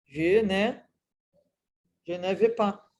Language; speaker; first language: French; non-native, learner; Portuguese